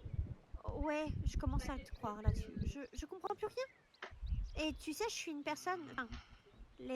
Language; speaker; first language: French; native; French